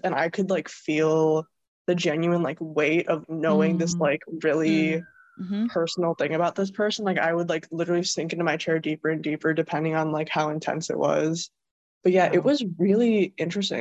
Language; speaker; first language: English; native; English